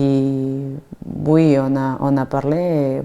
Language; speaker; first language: French; non-native, fluent; Spanish